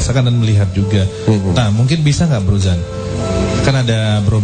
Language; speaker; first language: Indonesian; native; Indonesian